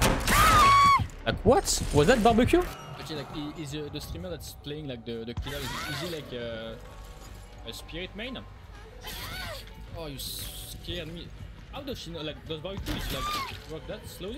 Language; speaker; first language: English; non-native, fluent; French